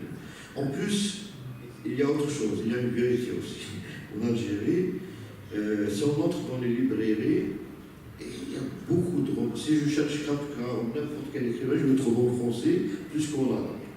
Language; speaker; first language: French; non-native, local second language; Arabic